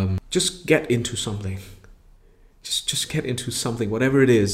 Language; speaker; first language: English; non-native, fluent; Vietnamese